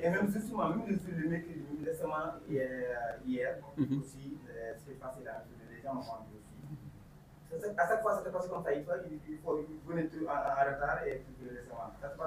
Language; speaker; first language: French; non-native, local second language; Wolof